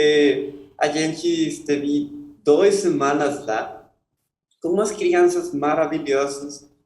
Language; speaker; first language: Portuguese; non-native, fluent; Spanish